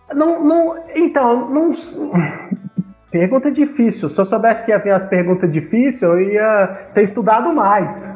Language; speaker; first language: Portuguese; native; Portuguese